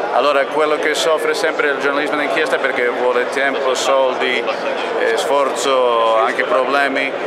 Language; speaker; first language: Italian; early bilingual, heritage; Italian